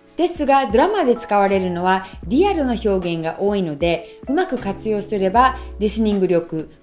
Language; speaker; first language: Japanese; non-native, fluent; English